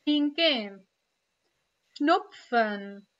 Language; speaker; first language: German; non-native, fluent; Urdu